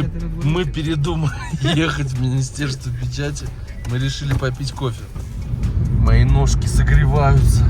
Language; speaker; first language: Russian; native; Russian